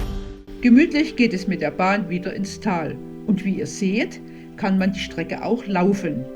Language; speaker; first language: German; native; German